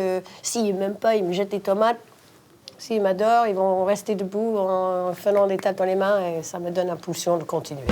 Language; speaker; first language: French; non-native, fluent; English